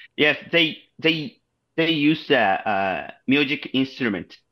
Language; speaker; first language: English; non-native, learner; Japanese